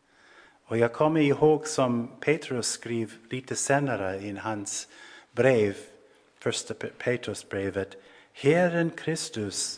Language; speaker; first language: Swedish; non-native, fluent; English